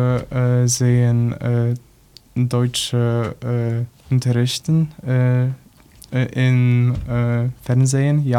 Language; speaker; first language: German; non-native, learner; Polish